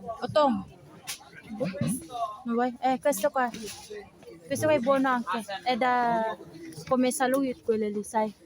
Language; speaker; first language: Italian; non-native, fluent; Filipino